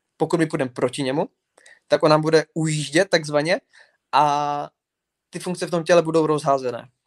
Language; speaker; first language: Czech; native; Czech